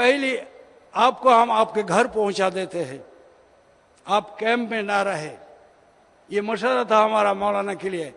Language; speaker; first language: Urdu; non-native, fluent; Bangla